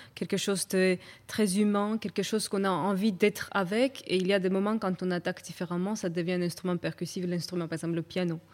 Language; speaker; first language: French; non-native, fluent; Georgian